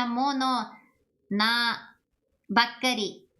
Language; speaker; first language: Japanese; non-native, learner; English